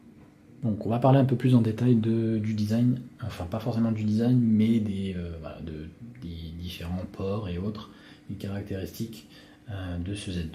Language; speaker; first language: French; native; French